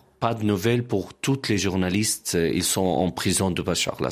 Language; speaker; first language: French; non-native, learner; Arabic